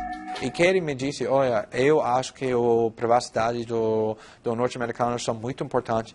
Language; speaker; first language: Portuguese; non-native, fluent; English